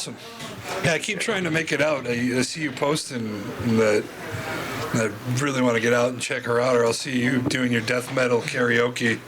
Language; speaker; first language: English; native; English